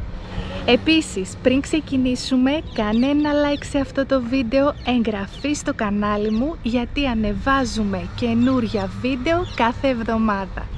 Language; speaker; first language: Greek; native; Greek